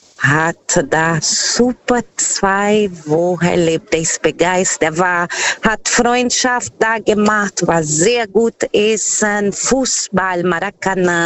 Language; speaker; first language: German; non-native, learner; Portuguese